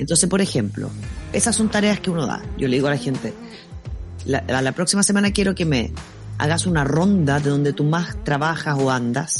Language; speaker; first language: Spanish; native; Spanish